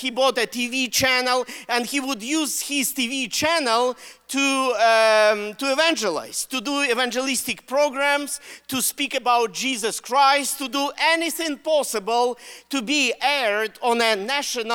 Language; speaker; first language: English; non-native, fluent; Russian